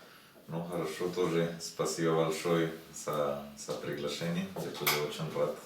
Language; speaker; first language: Russian; non-native, learner; Spanish